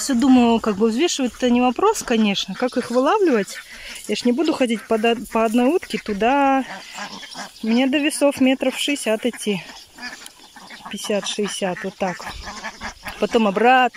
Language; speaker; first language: Russian; native; Russian